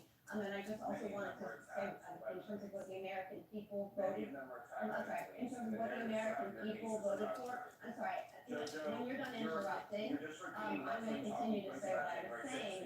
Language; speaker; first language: English; native; English